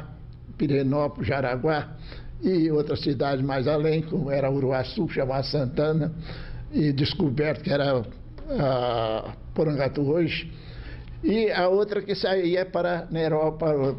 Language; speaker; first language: Portuguese; early bilingual, other home language; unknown